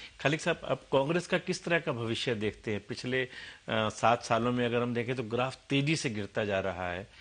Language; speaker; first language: Hindi; native; Hindi